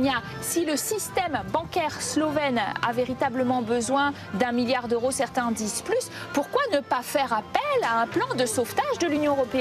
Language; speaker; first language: French; native; French